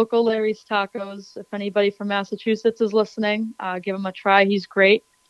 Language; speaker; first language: English; native; English